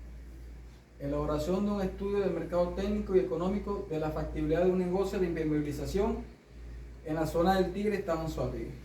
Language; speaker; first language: Spanish; native; Spanish